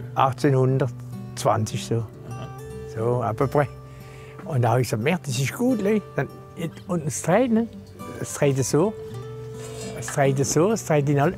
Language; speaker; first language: German; non-native, local second language; Swiss German